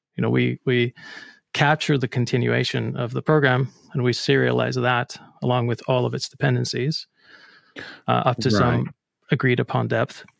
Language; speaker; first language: English; non-native, fluent; Icelandic